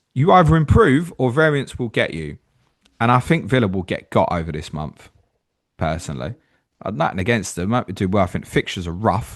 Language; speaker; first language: English; native; English